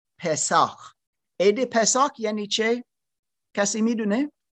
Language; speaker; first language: Persian; non-native, learner; German